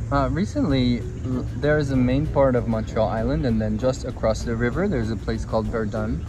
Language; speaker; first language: English; native; English